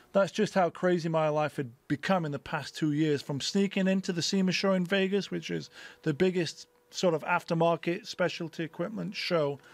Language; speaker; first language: English; native; English